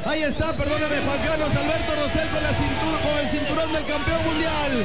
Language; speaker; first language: Spanish; native; Spanish